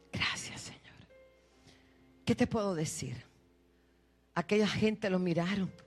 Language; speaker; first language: Spanish; native; Spanish